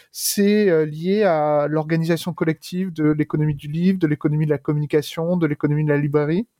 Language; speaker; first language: French; native; French